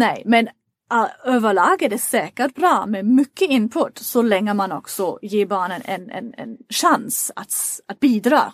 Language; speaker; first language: Swedish; non-native, fluent; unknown